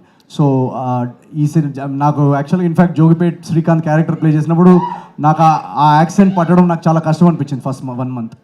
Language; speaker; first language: Telugu; native; Telugu